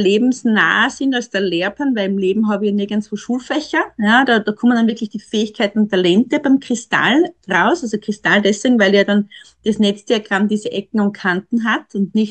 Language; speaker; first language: German; non-native, learner; Slovenian